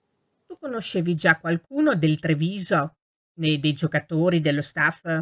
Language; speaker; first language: Italian; native; Italian